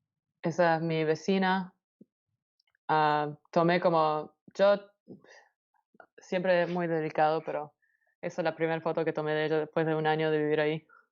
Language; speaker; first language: Spanish; early bilingual, heritage; Spanish